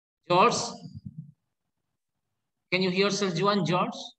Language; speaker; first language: English; non-native, learner; Indonesian